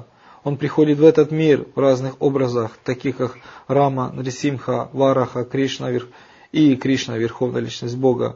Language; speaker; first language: Russian; native; Russian